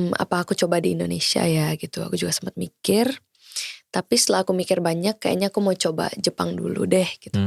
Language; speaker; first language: Indonesian; native; Indonesian